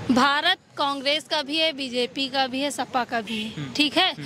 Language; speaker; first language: Hindi; native; Hindi